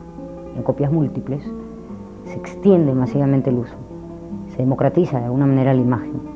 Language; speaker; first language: Spanish; native; Spanish